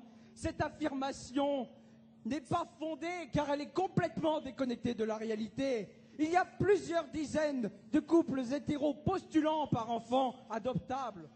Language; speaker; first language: French; native; French